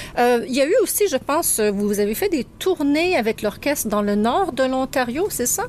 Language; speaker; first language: French; native; French